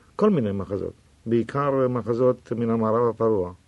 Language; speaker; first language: Hebrew; native; Hebrew